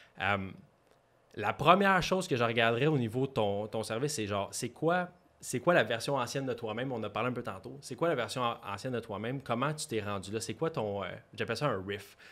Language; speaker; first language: French; native; French